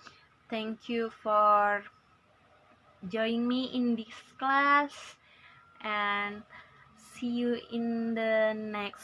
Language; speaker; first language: English; non-native, learner; Indonesian